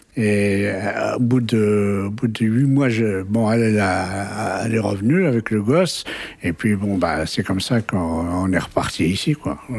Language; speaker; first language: French; early bilingual, other home language; Kabyle